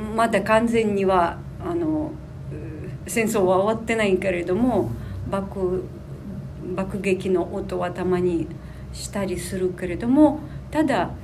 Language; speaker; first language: Japanese; non-native, fluent; Russian